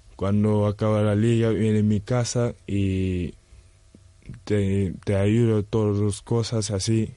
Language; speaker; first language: Spanish; non-native, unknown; Wolof